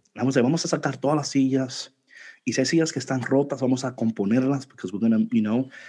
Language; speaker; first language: Spanish; early bilingual, heritage; Spanish